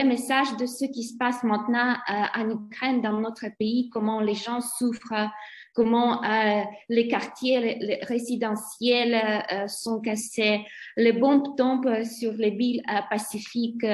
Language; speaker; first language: French; non-native, fluent; Ukrainian